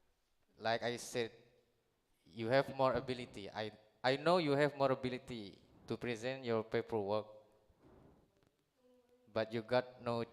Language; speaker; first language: English; non-native, learner; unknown